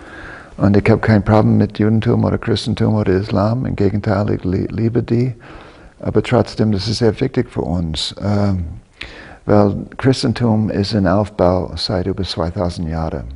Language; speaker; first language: German; non-native, fluent; English